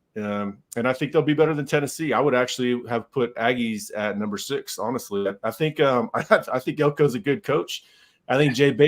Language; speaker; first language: English; native; English